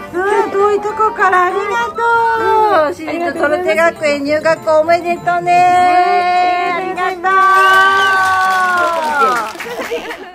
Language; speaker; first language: Japanese; native; Japanese